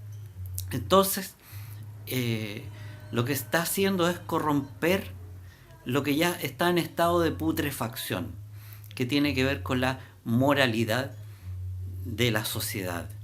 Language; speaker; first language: Spanish; native; Spanish